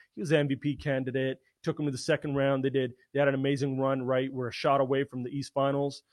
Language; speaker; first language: English; native; English